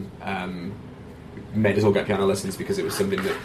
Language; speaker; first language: English; native; English